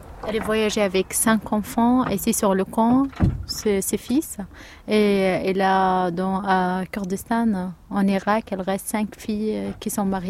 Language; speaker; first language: French; non-native, learner; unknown